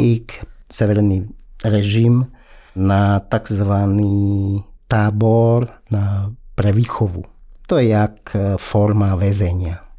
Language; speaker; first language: Slovak; non-native, fluent; Vietnamese